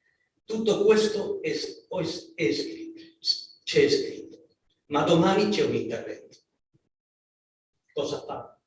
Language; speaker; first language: Italian; non-native, learner; Spanish